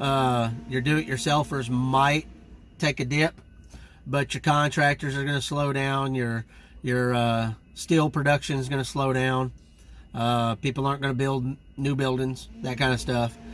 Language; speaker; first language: English; native; English